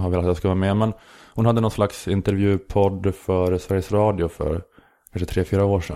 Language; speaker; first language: Swedish; native; Swedish